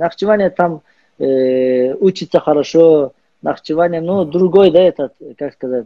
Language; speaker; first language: Russian; non-native, learner; Azerbaijani